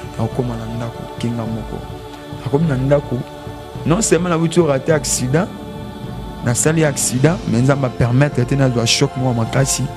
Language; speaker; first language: Lingala; non-native, local second language; Kituba (Democratic Republic of Congo)